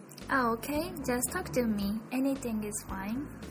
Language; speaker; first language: English; non-native, fluent; Japanese